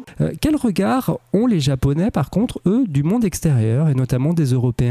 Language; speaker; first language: French; native; French